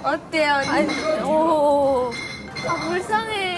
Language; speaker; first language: Korean; non-native, learner; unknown